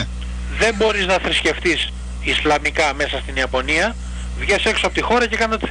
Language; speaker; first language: Greek; native; Greek